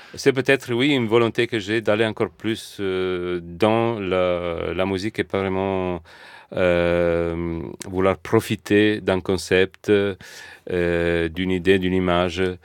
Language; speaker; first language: French; non-native, fluent; Italian